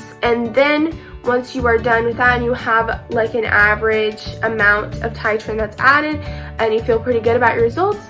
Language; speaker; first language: English; native; English